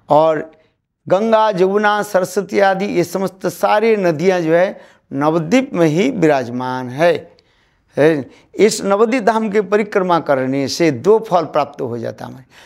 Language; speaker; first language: Hindi; non-native, local second language; Bangla